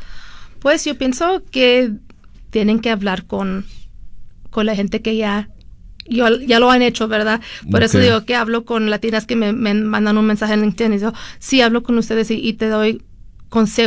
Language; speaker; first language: Spanish; early bilingual, heritage; Spanish